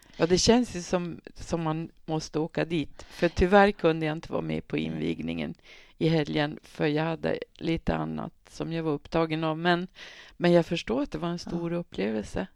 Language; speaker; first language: Swedish; native; Swedish